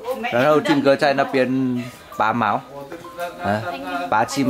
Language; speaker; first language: Chinese; non-native, fluent; Vietnamese